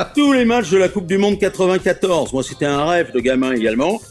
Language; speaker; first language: French; native; French